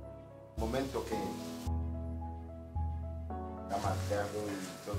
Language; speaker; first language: Spanish; non-native, learner; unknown